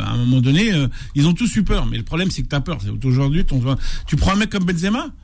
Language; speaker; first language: French; non-native, local second language; Arabic